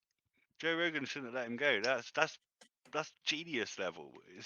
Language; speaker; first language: English; native; English